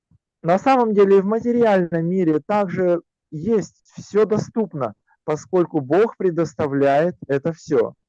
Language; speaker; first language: Russian; native; Russian